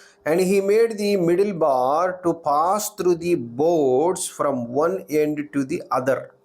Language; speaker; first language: English; non-native, local second language; Telugu